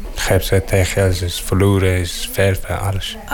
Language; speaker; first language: Dutch; non-native, learner; Persian